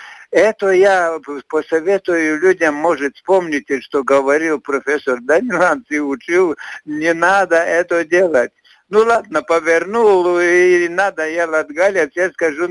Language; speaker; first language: Russian; non-native, fluent; Latvian